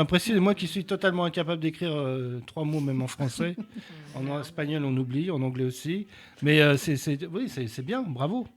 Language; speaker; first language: French; native; French